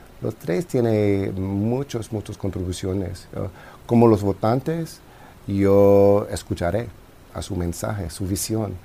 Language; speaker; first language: Spanish; non-native, fluent; English